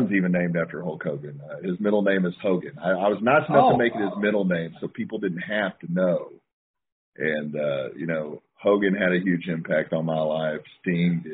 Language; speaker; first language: English; native; English